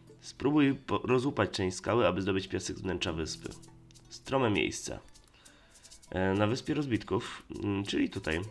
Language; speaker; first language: Polish; native; Polish